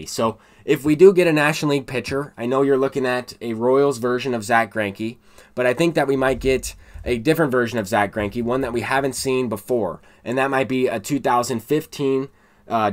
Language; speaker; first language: English; native; English